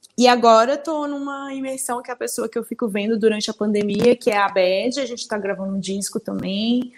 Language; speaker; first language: Portuguese; early bilingual, other home language; Spanish